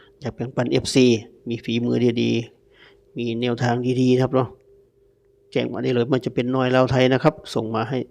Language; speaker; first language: Thai; native; Thai